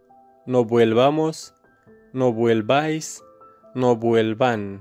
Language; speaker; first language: Spanish; non-native, learner; Arabic